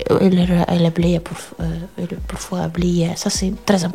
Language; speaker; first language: French; non-native, learner; Russian